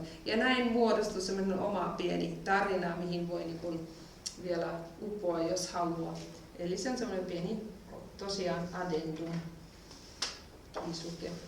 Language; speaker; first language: Finnish; non-native, fluent; German